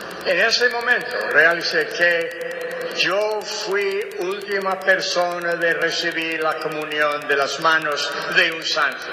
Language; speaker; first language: Spanish; non-native, fluent; English